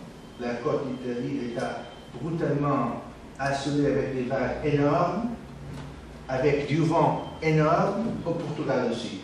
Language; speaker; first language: French; non-native, learner; Portuguese